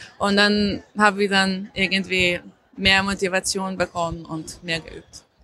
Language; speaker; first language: German; non-native, fluent; Slovenian